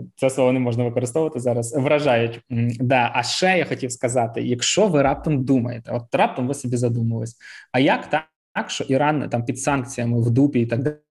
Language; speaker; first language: Ukrainian; native; Ukrainian